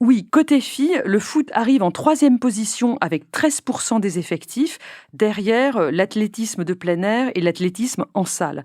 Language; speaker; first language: French; native; French